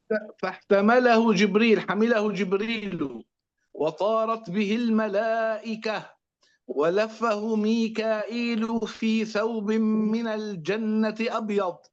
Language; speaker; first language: Arabic; native; Arabic